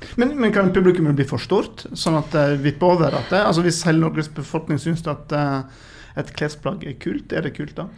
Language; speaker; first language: Norwegian; native; Norwegian